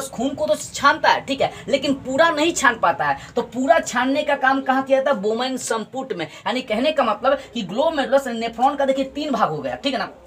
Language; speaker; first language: Hindi; native; Hindi